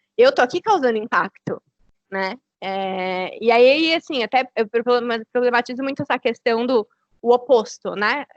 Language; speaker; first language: Portuguese; native; Portuguese